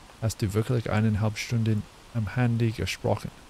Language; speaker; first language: German; non-native, learner; English